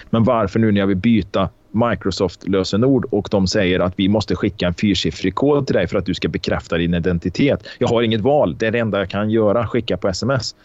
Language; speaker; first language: Swedish; native; Swedish